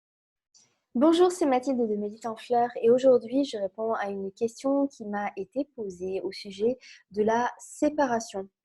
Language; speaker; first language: French; native; French